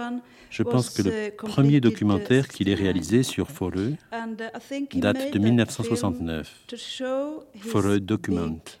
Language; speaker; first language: French; native; French